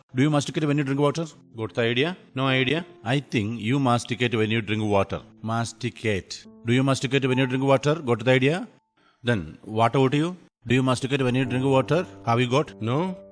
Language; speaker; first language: English; non-native, local second language; Malayalam